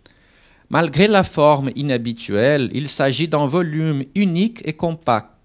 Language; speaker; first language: French; non-native, fluent; Portuguese